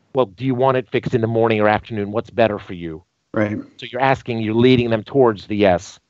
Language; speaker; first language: English; native; English